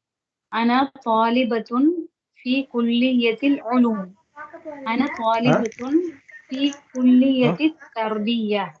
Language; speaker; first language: Arabic; non-native, learner; Tamil